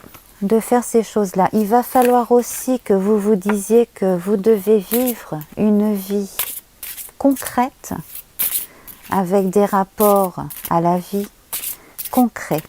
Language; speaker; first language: French; native; French